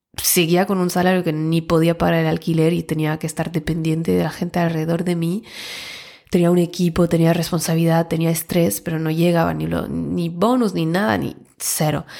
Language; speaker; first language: Spanish; non-native, fluent; French